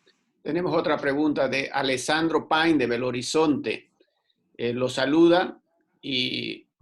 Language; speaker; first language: Spanish; native; Spanish